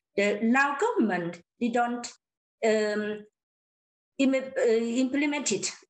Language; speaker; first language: English; non-native, learner; Lao